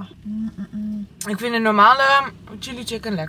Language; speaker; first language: Dutch; native; Dutch